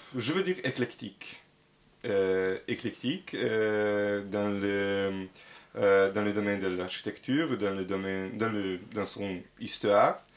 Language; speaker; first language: French; non-native, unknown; Serbian